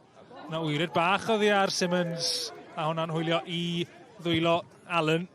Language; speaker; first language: Welsh; native; Welsh